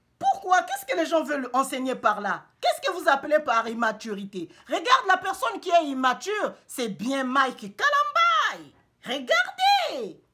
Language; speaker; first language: French; non-native, local second language; Lingala